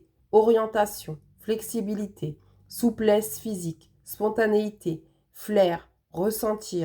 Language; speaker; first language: French; native; French